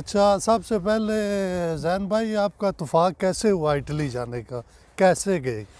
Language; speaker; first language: Urdu; non-native, local second language; Punjabi